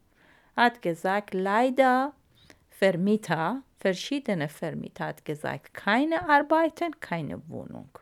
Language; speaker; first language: German; non-native, learner; Arabic